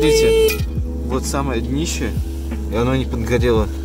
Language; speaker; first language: Russian; native; Russian